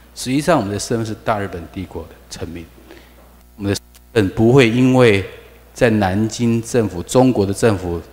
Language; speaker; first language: Chinese; native; Chinese